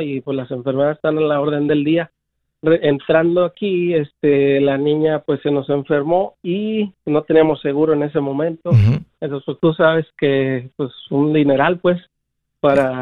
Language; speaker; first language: Spanish; native; Spanish